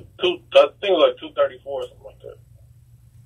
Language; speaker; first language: English; native; English